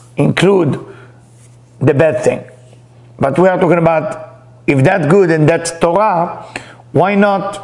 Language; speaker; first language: English; non-native, fluent; Hebrew